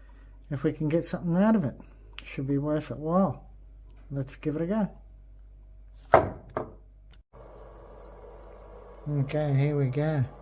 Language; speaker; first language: English; native; English